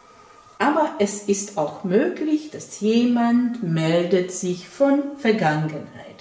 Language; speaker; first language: German; non-native, fluent; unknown